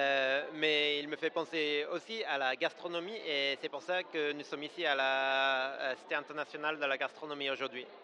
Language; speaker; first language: French; non-native, fluent; English